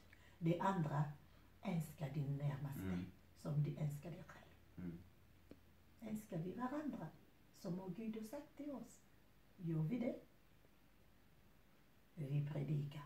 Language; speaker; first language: Swedish; non-native, fluent; Lingala